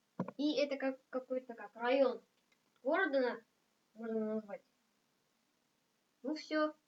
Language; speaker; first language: Russian; non-native, local second language; Kazakh